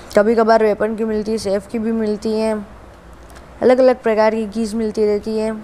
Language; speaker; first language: Hindi; non-native, local second language; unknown